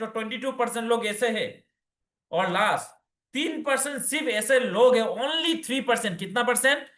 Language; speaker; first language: Hindi; non-native, local second language; Bangla